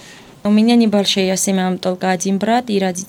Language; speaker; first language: Russian; non-native, fluent; Georgian